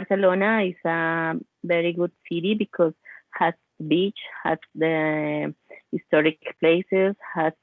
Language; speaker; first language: English; non-native, learner; Spanish